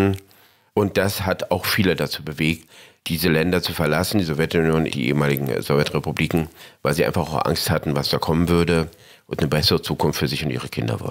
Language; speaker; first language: German; native; German